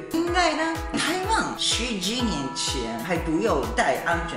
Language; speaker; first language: Chinese; non-native, fluent; Japanese